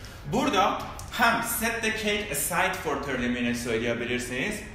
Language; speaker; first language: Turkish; non-native, fluent; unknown